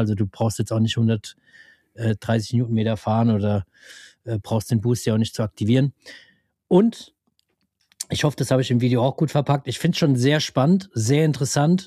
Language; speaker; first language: German; native; German